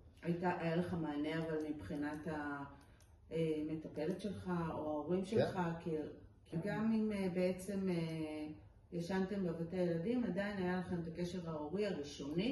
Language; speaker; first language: Hebrew; native; Hebrew